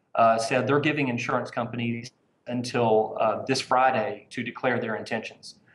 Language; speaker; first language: English; native; English